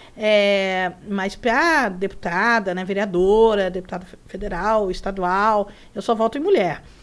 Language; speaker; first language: Portuguese; early bilingual, other home language; Spanish